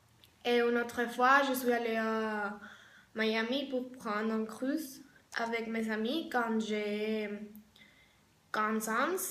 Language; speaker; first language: French; non-native, learner; Spanish